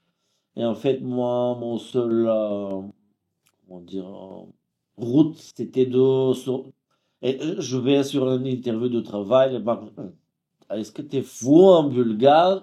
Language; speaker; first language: French; non-native, fluent; Bulgarian